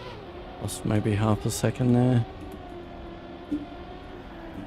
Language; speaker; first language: English; native; English